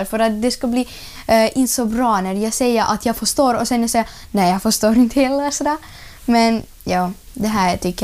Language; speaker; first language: Swedish; non-native, learner; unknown